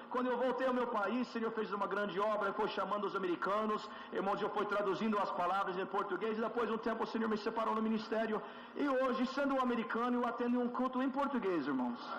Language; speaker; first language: Portuguese; non-native, fluent; English